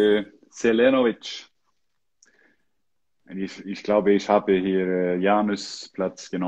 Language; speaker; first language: German; non-native, learner; Icelandic